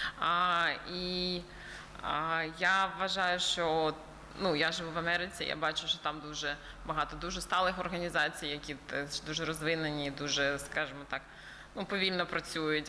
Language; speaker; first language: Ukrainian; early bilingual, heritage; Ukrainian